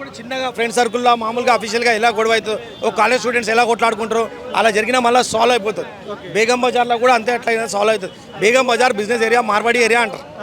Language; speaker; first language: Telugu; native; Telugu